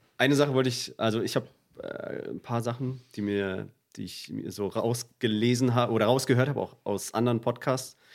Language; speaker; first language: German; native; German